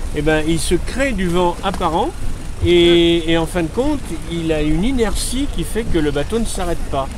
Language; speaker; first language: French; native; French